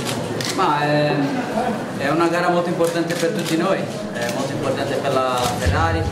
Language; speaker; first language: Italian; non-native, fluent; Portuguese